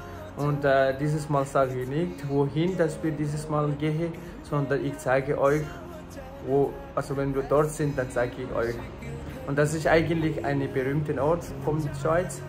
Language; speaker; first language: German; non-native, learner; Tibetan